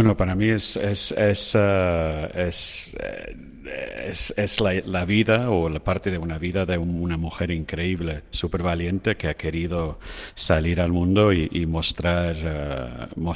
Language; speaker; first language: Spanish; non-native, fluent; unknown